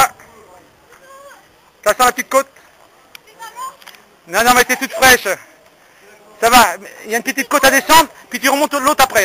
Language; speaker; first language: French; native; French